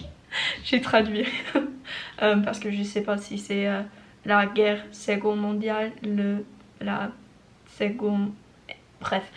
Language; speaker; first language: French; non-native, learner; English